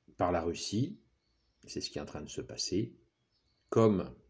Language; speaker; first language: French; native; French